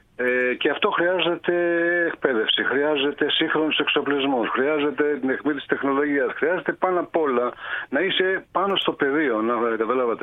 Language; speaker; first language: Greek; native; Greek